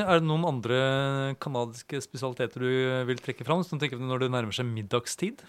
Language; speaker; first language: Norwegian; native; Norwegian